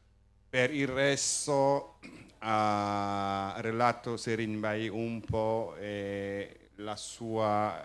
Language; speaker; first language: Italian; non-native, fluent; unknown